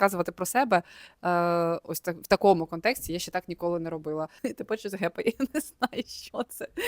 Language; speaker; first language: Ukrainian; native; Ukrainian